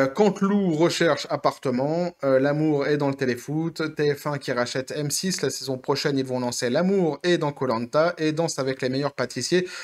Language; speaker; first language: French; native; French